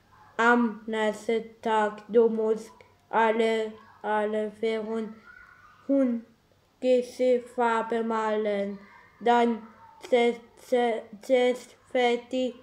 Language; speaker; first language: German; non-native, learner; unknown